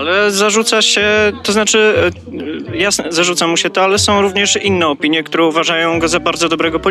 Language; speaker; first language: Polish; native; Polish